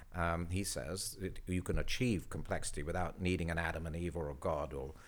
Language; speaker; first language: English; native; English